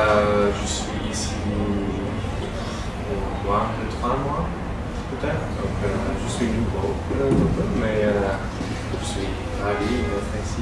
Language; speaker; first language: French; non-native, learner; English